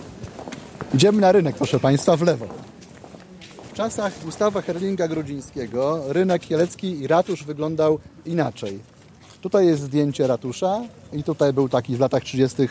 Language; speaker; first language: Polish; native; Polish